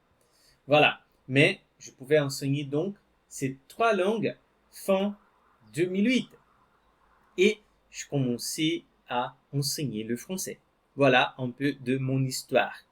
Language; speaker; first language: French; non-native, fluent; Portuguese